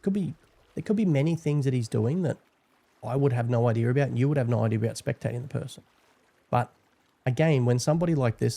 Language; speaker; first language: English; native; English